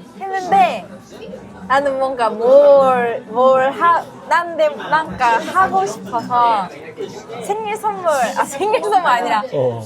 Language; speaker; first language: Korean; non-native, learner; Japanese